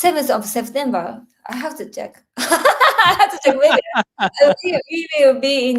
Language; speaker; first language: English; non-native, learner; Japanese